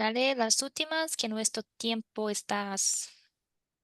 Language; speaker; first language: Spanish; non-native, fluent; Portuguese